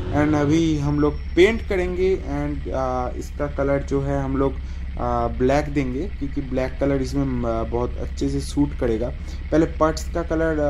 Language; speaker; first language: Hindi; non-native, local second language; Bangla